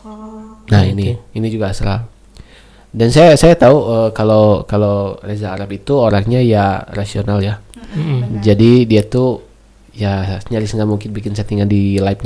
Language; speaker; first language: Indonesian; native; Indonesian